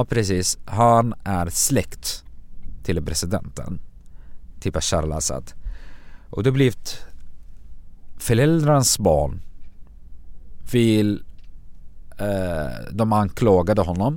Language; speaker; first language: Swedish; non-native, fluent; Arabic